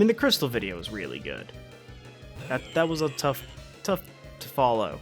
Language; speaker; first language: English; native; English